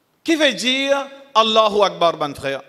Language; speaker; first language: French; non-native, local second language; Morisyen